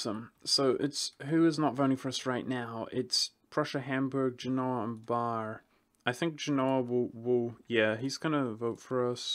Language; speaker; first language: English; native; English